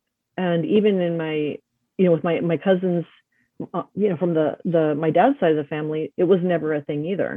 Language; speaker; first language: English; early bilingual, other home language; Spanish